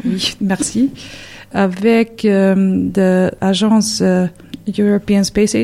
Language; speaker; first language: French; non-native, learner; Serbian